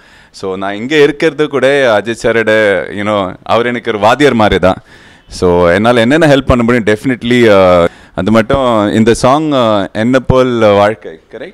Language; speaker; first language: Tamil; non-native, fluent; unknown